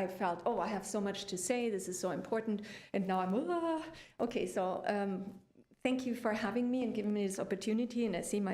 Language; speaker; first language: English; early bilingual, other home language; German